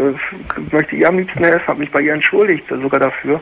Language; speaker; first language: German; native; German